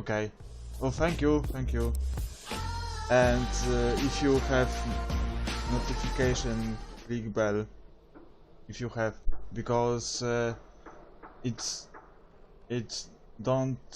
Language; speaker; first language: English; non-native, learner; Polish